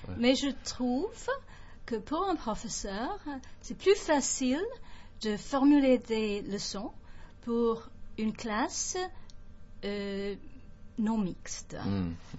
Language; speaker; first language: French; non-native, fluent; English